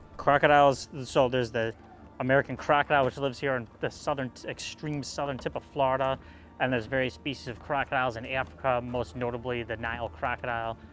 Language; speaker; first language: English; native; English